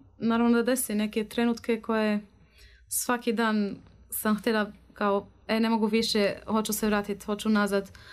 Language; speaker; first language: Croatian; non-native, learner; Arabic